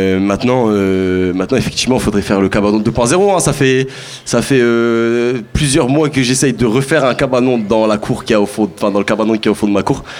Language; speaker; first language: French; native; French